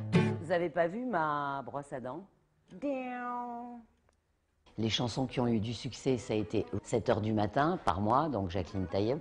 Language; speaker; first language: French; native; French